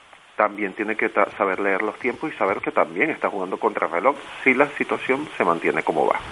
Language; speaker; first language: Spanish; native; Spanish